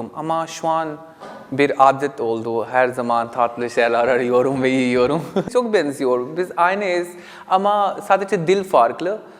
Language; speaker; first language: Turkish; non-native, fluent; Urdu